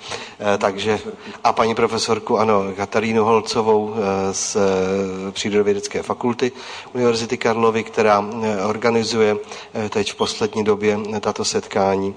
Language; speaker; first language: Czech; native; Czech